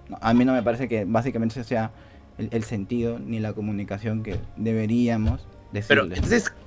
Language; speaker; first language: Spanish; native; Spanish